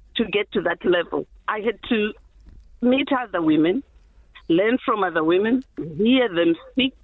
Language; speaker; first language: English; non-native, local second language; Shona